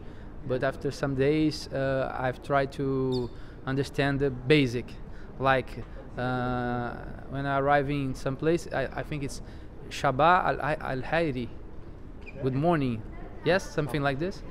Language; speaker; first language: English; non-native, fluent; Portuguese